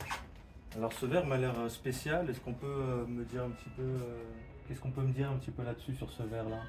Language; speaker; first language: French; native; French